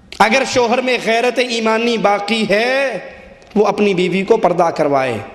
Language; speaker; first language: Urdu; non-native, local second language; Punjabi